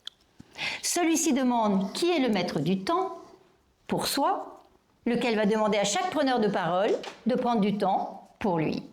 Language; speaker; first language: French; native; French